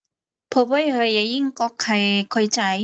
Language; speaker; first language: Cantonese; non-native, learner; Indonesian